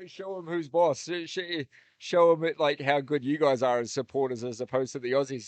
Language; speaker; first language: English; native; English